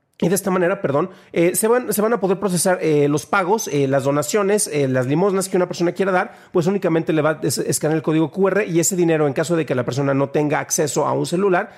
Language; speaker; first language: Spanish; native; Spanish